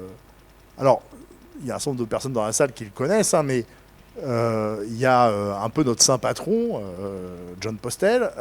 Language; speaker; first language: French; native; French